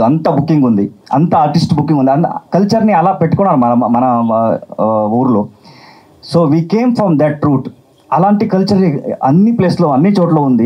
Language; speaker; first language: Telugu; non-native, learner; Kannada